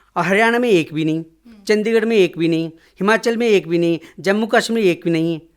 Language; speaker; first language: Hindi; non-native, local second language; Kannada